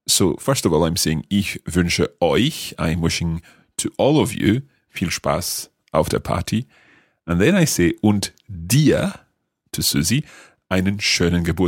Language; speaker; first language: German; non-native, learner; English